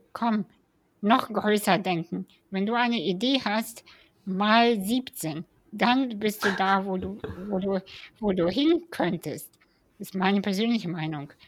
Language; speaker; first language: German; early bilingual, other home language; Russian